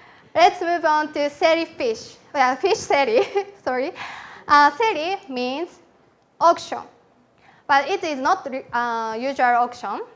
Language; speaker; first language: English; non-native, learner; Japanese